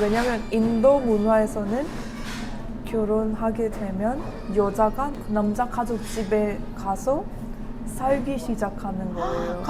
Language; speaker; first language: Korean; non-native, fluent; Hindi